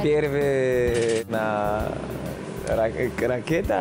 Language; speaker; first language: Russian; non-native, learner; Polish